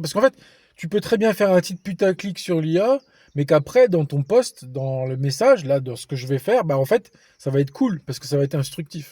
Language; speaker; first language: French; native; French